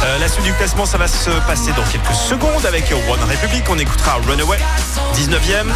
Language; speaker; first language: French; native; French